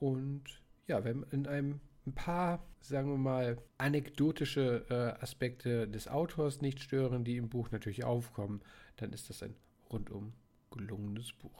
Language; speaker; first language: German; native; German